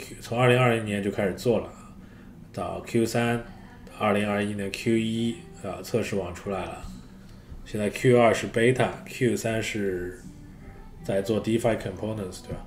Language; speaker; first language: Chinese; native; Chinese